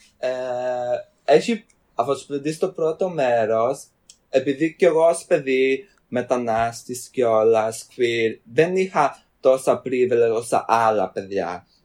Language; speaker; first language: Greek; early bilingual, other home language; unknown